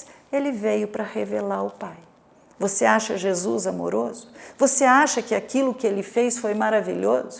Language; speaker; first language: Portuguese; native; Portuguese